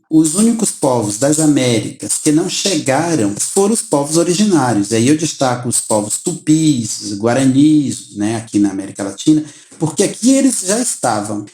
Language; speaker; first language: Portuguese; native; Portuguese